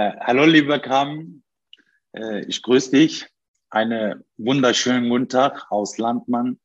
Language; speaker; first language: German; non-native, learner; Turkish